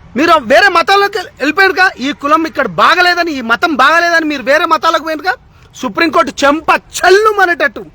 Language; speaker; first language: Telugu; non-native, local second language; Lambadi